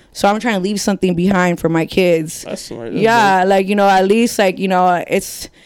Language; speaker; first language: English; native; English